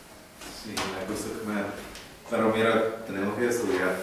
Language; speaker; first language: Spanish; non-native, learner; English